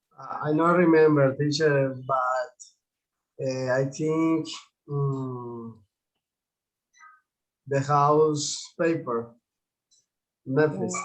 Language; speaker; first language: English; non-native, learner; Spanish